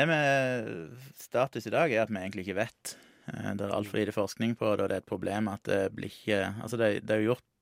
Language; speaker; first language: Norwegian; native; Norwegian